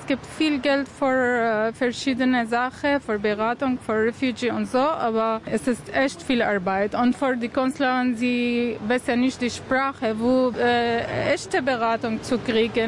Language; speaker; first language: German; non-native, learner; Arabic